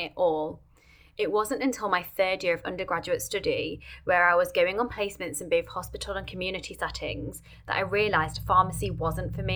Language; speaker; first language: English; native; English